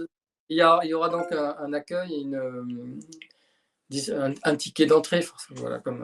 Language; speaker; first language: French; native; French